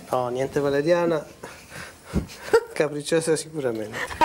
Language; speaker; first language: Italian; native; Italian